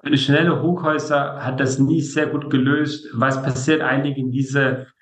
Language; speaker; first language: German; non-native, fluent; Danish